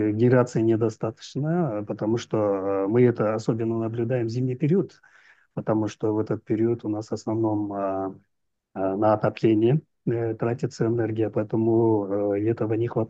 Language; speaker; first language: Russian; non-native, local second language; Uzbek